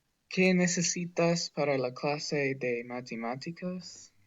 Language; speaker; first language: Spanish; non-native, learner; English